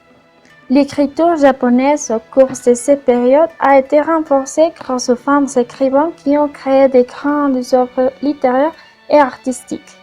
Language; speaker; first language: French; non-native, learner; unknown